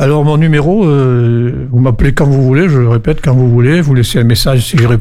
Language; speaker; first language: French; native; French